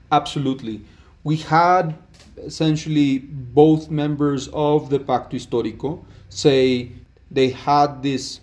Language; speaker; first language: English; non-native, fluent; Spanish